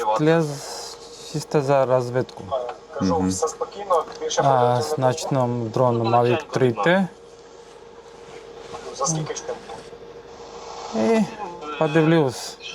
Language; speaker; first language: Ukrainian; non-native, learner; Georgian